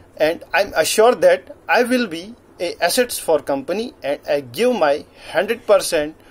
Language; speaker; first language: English; non-native, local second language; Hindi